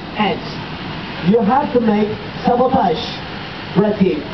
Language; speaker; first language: English; non-native, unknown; Turkish